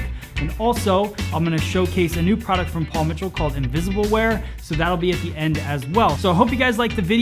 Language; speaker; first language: English; native; English